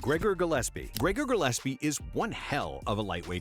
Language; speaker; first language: English; native; English